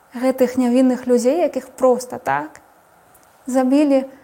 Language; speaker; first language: Belarusian; non-native, fluent; Spanish